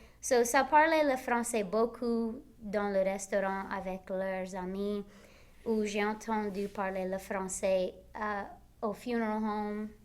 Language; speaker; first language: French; non-native, local second language; English